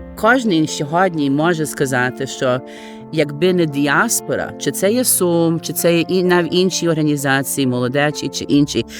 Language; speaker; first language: Ukrainian; early bilingual, heritage; Ukrainian